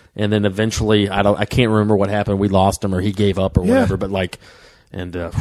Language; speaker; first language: English; native; English